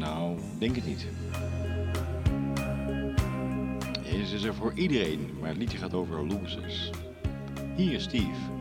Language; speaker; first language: Dutch; native; Dutch